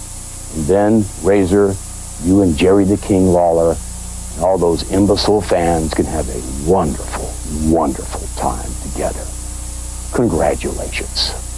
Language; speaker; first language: English; native; English